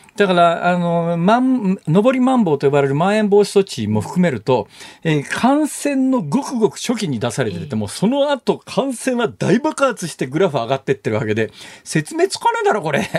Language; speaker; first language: Japanese; native; Japanese